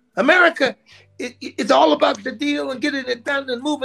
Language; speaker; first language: English; native; English